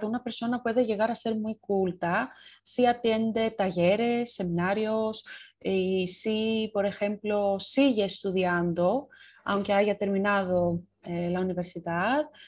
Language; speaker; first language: Spanish; non-native, fluent; Greek